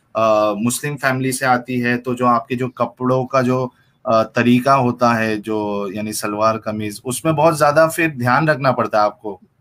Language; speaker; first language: Hindi; native; Hindi